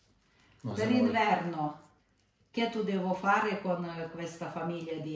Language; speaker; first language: Italian; non-native, learner; Ukrainian